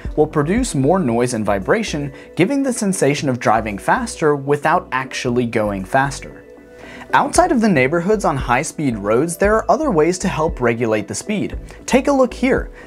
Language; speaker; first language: English; native; English